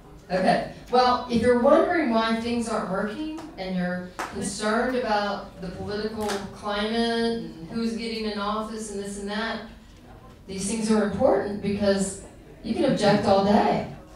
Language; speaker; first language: English; native; English